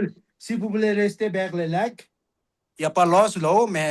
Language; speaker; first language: French; non-native, learner; Sherpa